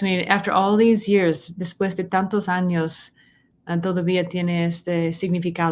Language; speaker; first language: Spanish; non-native, learner; English